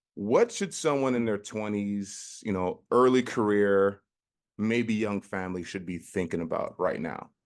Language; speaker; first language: English; native; English